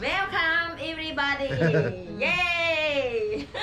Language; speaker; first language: English; non-native, learner; Thai